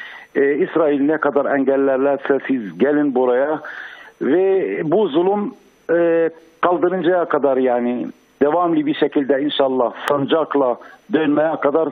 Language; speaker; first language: Turkish; non-native, fluent; Arabic